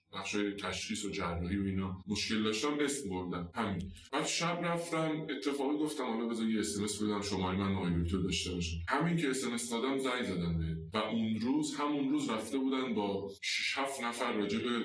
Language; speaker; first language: Persian; non-native, local second language; Azerbaijani